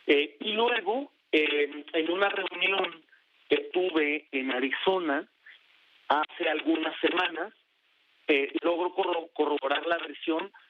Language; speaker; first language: Spanish; native; Spanish